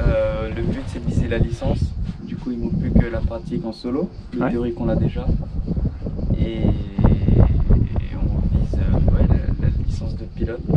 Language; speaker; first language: French; native; French